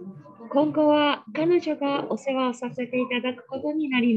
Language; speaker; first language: Japanese; native; Japanese